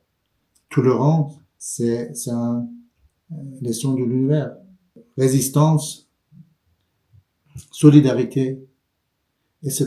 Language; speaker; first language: French; non-native, fluent; Persian